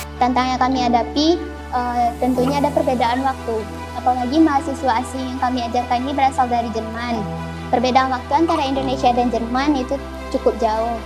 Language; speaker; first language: Indonesian; native; Indonesian